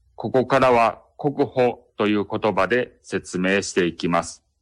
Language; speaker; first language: Japanese; native; Japanese